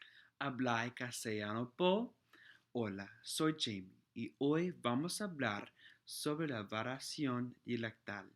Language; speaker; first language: Spanish; non-native, fluent; English